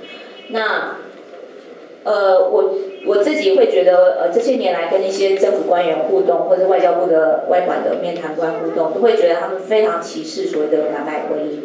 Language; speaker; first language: Chinese; native; Chinese